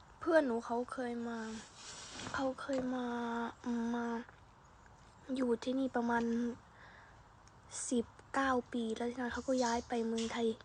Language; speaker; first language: Thai; early bilingual, heritage; Thai